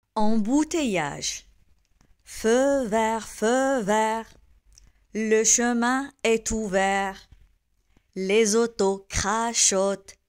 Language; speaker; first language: French; non-native, local second language; Arabic